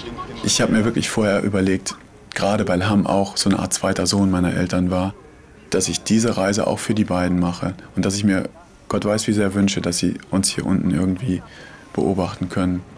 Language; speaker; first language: German; native; German